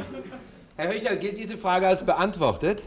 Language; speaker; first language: German; native; German